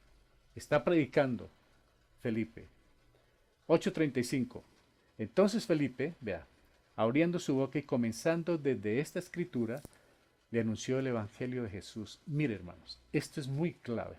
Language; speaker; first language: Spanish; native; Spanish